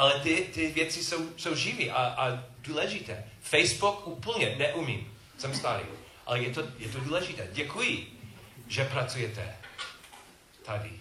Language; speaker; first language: Czech; non-native, learner; English